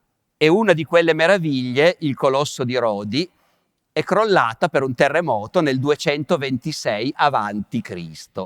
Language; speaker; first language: Italian; native; Italian